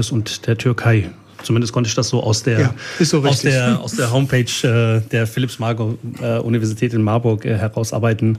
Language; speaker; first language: German; early bilingual, other home language; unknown